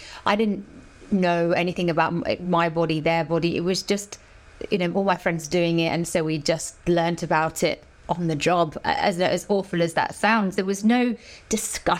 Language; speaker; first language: English; native; English